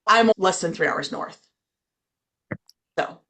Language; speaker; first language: English; native; English